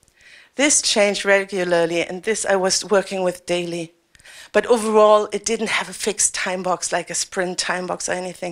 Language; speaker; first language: English; non-native, fluent; German